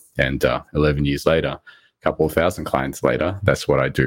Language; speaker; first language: English; early bilingual, other home language; Morisyen